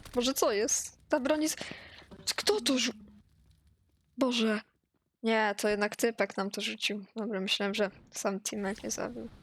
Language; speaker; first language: Polish; native; Polish